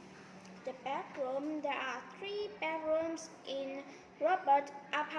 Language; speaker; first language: English; non-native, learner; Vietnamese